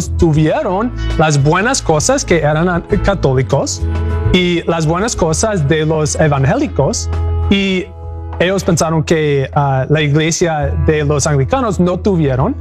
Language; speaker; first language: Spanish; non-native, learner; English